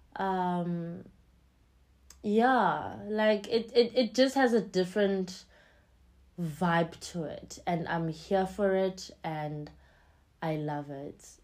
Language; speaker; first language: English; non-native, local second language; Xhosa